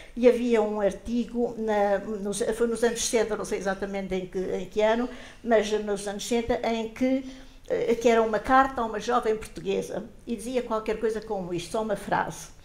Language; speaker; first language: Portuguese; native; Portuguese